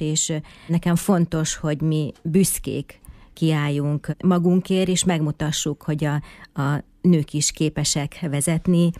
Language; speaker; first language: Hungarian; native; Hungarian